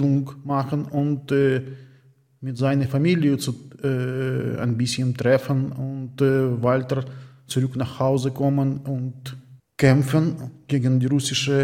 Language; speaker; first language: German; non-native, learner; Ukrainian